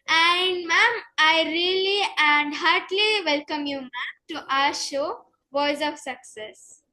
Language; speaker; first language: English; non-native, local second language; Kannada